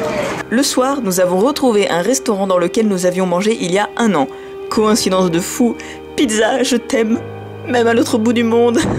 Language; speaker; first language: French; native; French